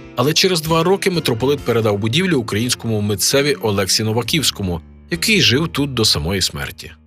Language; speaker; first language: Ukrainian; native; Ukrainian